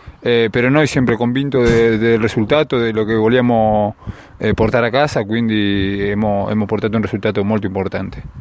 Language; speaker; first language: Italian; non-native, learner; Spanish